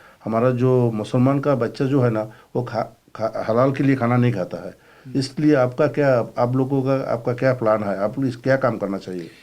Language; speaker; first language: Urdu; non-native, fluent; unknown